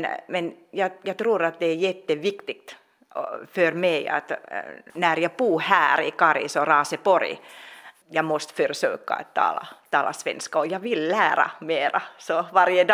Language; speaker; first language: Swedish; non-native, local second language; Finnish